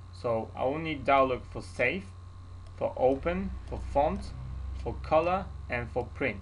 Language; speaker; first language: English; non-native, fluent; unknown